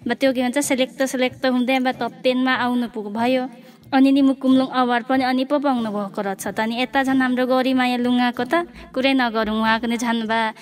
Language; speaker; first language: Nepali; non-native, local second language; Limbu